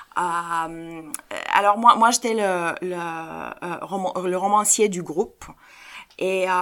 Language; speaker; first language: French; non-native, fluent; Bulgarian